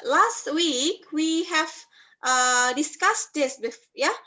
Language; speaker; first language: English; non-native, fluent; Indonesian